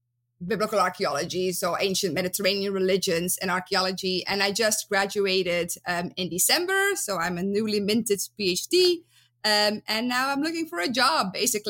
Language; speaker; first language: English; non-native, fluent; Dutch